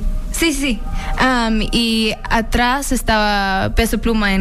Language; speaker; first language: Spanish; early bilingual, heritage; English